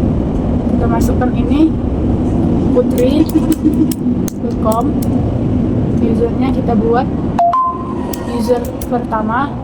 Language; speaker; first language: Indonesian; native; Indonesian